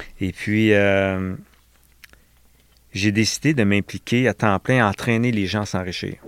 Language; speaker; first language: French; native; French